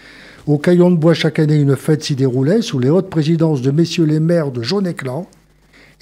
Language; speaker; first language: French; native; French